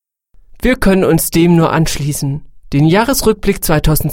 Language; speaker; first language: German; native; German